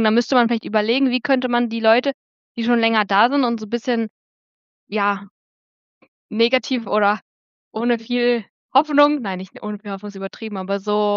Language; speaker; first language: German; native; German